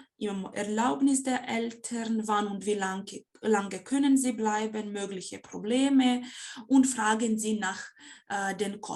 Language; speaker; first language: German; non-native, fluent; Serbian